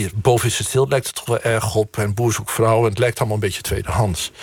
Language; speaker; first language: Dutch; native; Dutch